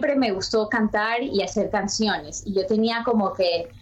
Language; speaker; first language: Spanish; early bilingual, heritage; Spanish